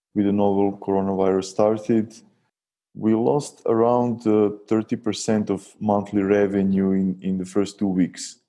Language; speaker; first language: English; non-native, fluent; Serbian